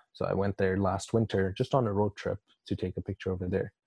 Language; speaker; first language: English; non-native, local second language; Urdu